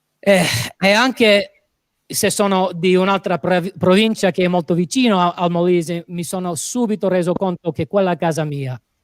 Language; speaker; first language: Italian; non-native, fluent; English